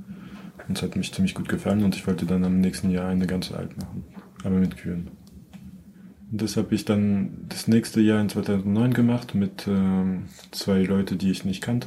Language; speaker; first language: German; non-native, fluent; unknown